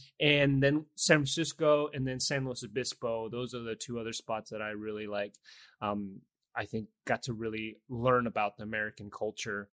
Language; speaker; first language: English; early bilingual, other home language; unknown